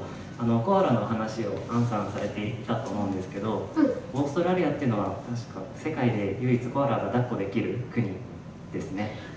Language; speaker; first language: Japanese; native; Japanese